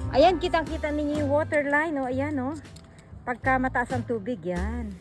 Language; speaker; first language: Filipino; native; Filipino